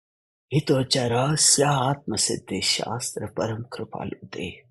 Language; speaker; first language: Indonesian; non-native, fluent; Hindi